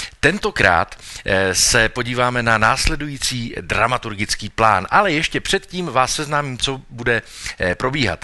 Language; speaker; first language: Czech; native; Czech